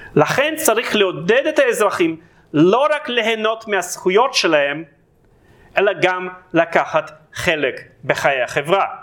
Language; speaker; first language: Hebrew; non-native, fluent; Russian